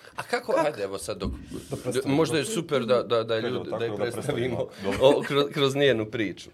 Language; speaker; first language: Bosnian; native; Bosnian